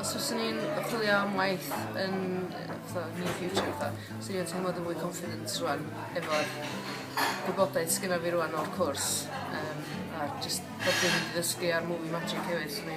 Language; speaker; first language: Welsh; native; Welsh